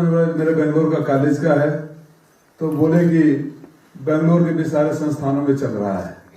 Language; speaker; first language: Hindi; native; Hindi